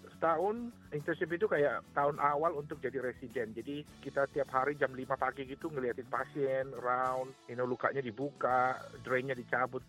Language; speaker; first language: Indonesian; native; Indonesian